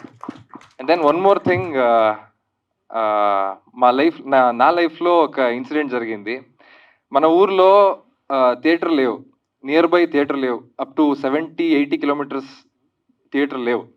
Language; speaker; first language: Telugu; non-native, learner; Kannada